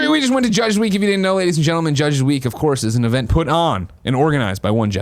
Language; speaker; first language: English; native; English